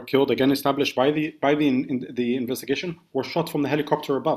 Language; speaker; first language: English; native; English